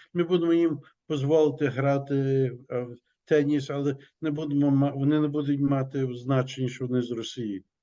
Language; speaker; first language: Ukrainian; early bilingual, heritage; Ukrainian